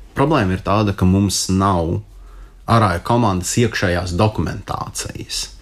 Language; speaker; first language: Latvian; non-native, local second language; Russian